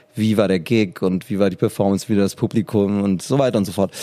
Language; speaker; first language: German; native; German